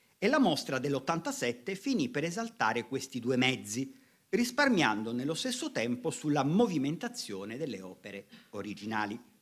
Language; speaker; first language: Italian; native; Italian